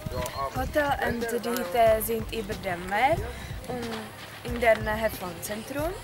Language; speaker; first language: German; non-native, learner; Czech